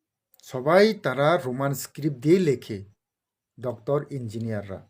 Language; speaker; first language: Bangla; non-native, local second language; Kok Borok